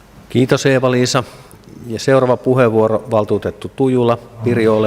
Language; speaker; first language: Finnish; native; Finnish